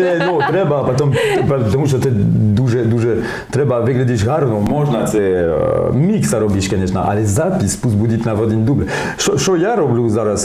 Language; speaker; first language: Ukrainian; non-native, learner; French